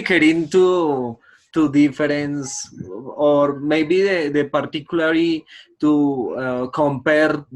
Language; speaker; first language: English; non-native, learner; Spanish